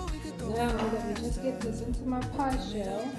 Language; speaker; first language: English; native; English